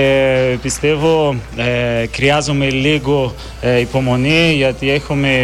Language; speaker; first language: Greek; non-native, learner; Portuguese